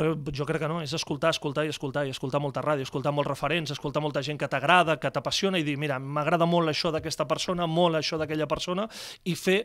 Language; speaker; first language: Catalan; native; Catalan